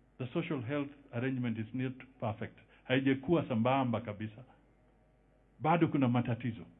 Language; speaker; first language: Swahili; non-native, local second language; Luyia